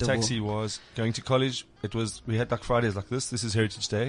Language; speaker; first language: English; native; English